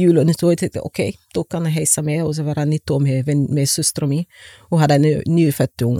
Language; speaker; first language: Norwegian; non-native, learner; Portuguese